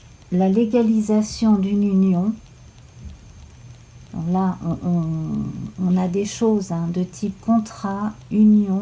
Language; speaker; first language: French; native; French